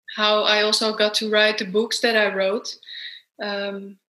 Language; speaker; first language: English; non-native, fluent; Dutch